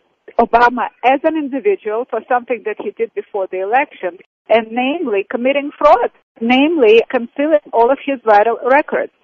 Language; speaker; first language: English; non-native, fluent; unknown